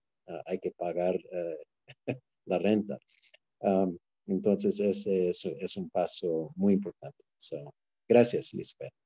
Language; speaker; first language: Spanish; non-native, fluent; English